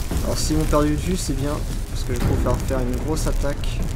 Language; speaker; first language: French; native; French